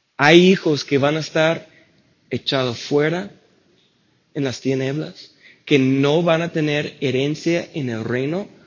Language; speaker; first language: Spanish; non-native, fluent; English